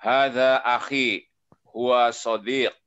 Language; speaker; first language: Arabic; non-native, learner; Indonesian